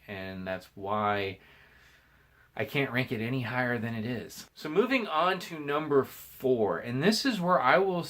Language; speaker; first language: English; native; English